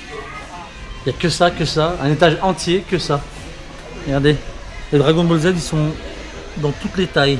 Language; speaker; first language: French; native; French